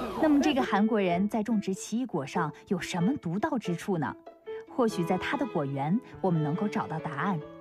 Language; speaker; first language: Chinese; native; Chinese